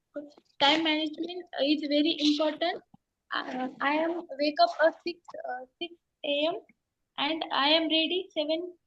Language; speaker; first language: English; non-native, learner; Marathi